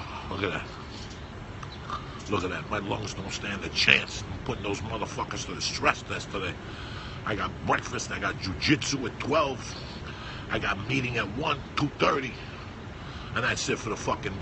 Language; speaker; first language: English; early bilingual, other home language; Spanish